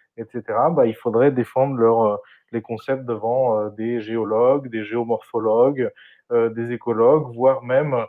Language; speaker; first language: French; non-native, fluent; Spanish